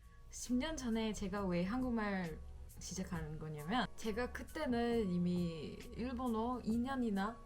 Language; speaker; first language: Korean; non-native, fluent; English